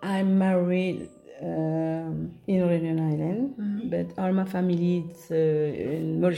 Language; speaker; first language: English; non-native, local second language; Morisyen